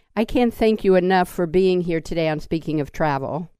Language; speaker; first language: English; native; English